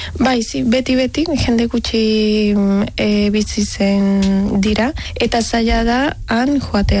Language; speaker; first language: Basque; non-native, fluent; Spanish